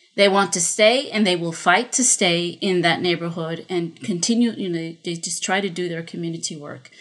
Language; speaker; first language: English; non-native, fluent; Spanish